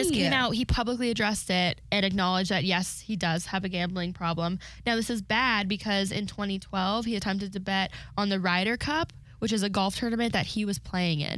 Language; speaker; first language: English; native; English